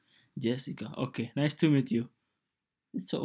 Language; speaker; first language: English; non-native, learner; Indonesian